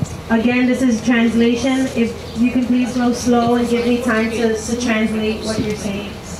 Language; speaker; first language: English; native; English